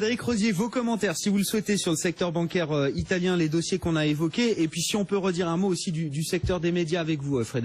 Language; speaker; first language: French; native; French